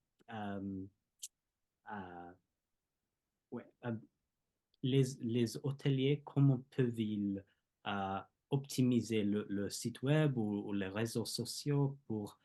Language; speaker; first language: French; non-native, fluent; English